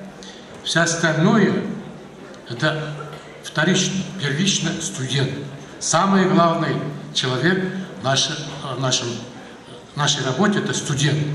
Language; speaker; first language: Russian; non-native, local second language; Kazakh